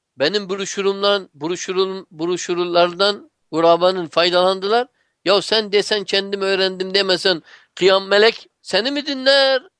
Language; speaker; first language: Turkish; non-native, fluent; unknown